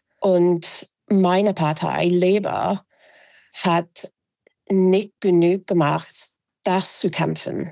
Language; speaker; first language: German; non-native, fluent; English